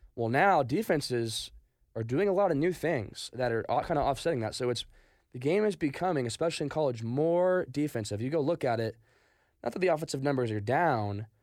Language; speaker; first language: English; native; English